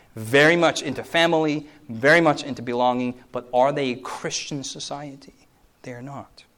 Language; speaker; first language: English; early bilingual, other home language; Korean